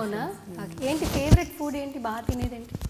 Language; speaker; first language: Telugu; native; Telugu